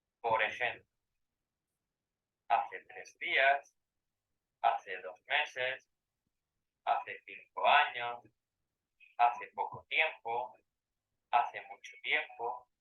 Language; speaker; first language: Spanish; non-native, fluent; Ukrainian